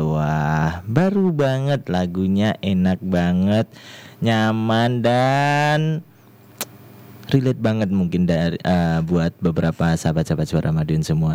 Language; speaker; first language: Indonesian; native; Indonesian